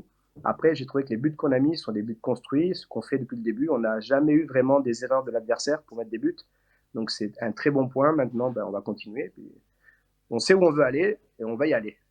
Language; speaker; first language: French; native; French